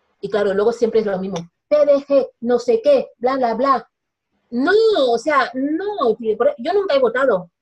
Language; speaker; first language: Spanish; non-native, local second language; Fang